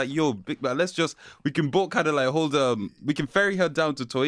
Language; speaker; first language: English; native; English